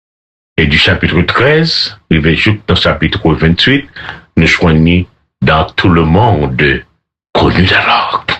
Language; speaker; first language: French; non-native, local second language; Haitian Creole